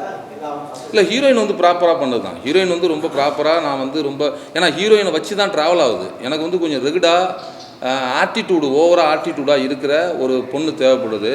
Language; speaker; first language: Tamil; native; Tamil